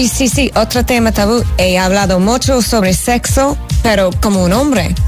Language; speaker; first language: Spanish; non-native, fluent; English